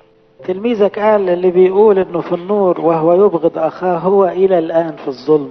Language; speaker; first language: Arabic; native; Arabic